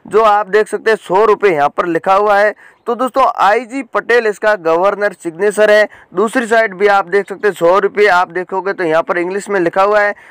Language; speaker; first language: Hindi; native; Hindi